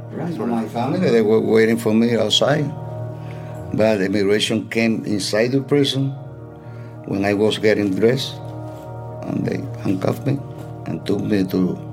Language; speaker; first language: English; non-native, fluent; Spanish